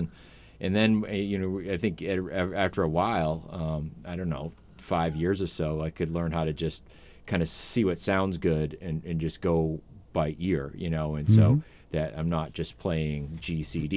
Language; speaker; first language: English; native; English